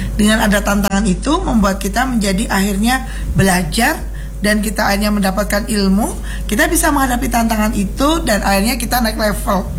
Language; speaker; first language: Indonesian; native; Indonesian